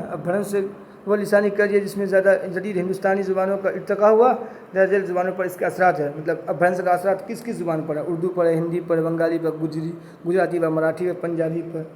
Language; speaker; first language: Urdu; native; Urdu